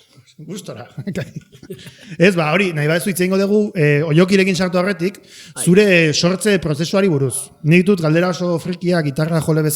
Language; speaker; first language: Basque; native; Basque